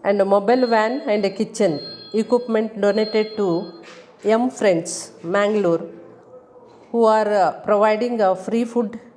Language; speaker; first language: English; non-native, local second language; Kannada